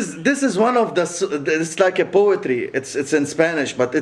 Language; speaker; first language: English; non-native, local second language; Arabic